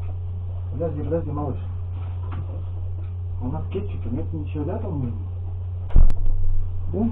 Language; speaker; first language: Russian; native; Russian